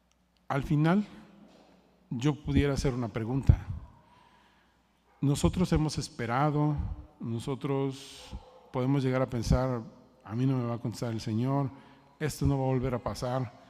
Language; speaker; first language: Spanish; native; Spanish